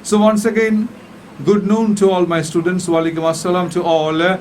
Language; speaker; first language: English; non-native, fluent; Bangla